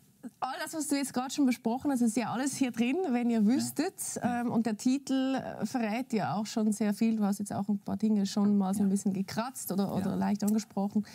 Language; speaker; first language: German; native; German